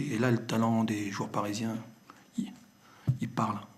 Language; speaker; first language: French; native; French